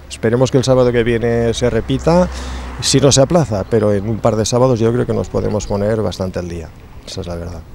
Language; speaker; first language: Spanish; native; Spanish